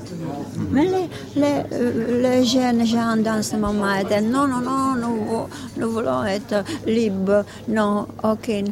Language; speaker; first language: French; non-native, fluent; Czech